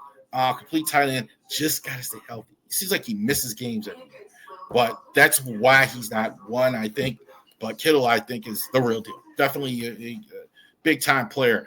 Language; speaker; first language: English; native; English